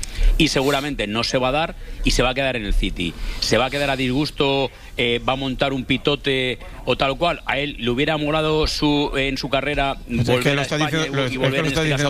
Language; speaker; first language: Spanish; native; Spanish